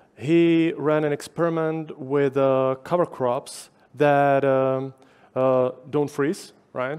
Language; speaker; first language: English; non-native, fluent; Czech